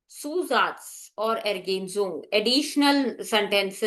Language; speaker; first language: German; non-native, fluent; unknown